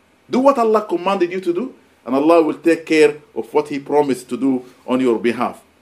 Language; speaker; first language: English; non-native, fluent; Arabic